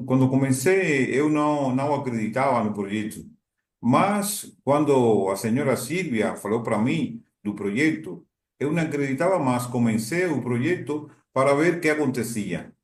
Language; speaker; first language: Portuguese; non-native, learner; Spanish